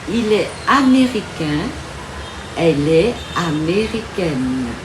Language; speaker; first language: French; non-native, fluent; Vietnamese